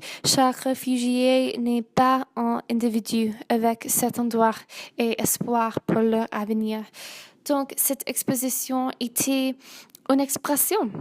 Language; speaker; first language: French; non-native, learner; English